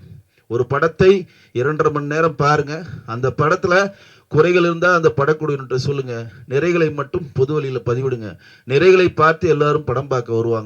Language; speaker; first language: Tamil; native; Tamil